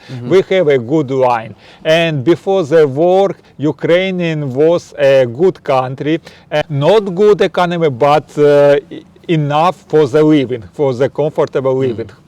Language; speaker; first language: English; non-native, learner; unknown